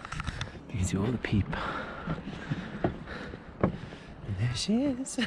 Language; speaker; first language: English; native; English